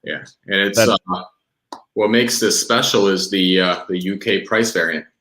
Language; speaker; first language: English; native; English